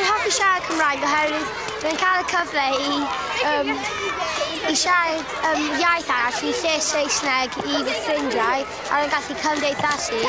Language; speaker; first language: Welsh; non-native, local second language; English